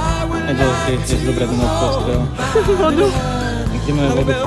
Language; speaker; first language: Polish; non-native, learner; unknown